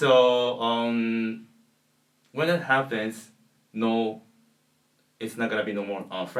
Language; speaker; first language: English; non-native, learner; Japanese